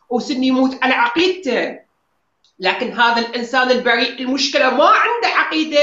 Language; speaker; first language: Arabic; native; Arabic